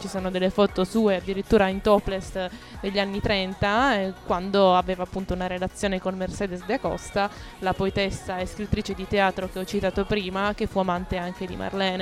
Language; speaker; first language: Italian; native; Italian